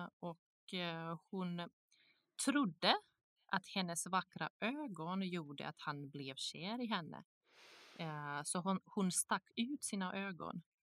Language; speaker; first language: Swedish; non-native, fluent; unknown